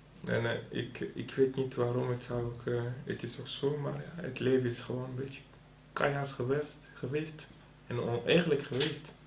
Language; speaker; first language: Dutch; non-native, local second language; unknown